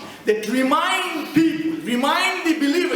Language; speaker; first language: English; non-native, fluent; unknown